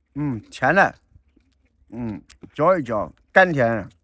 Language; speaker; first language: Chinese; native; Chinese